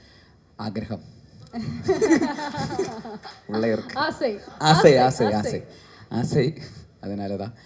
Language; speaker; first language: Tamil; non-native, learner; Malayalam